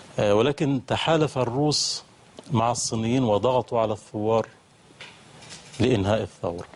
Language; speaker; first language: Arabic; native; Arabic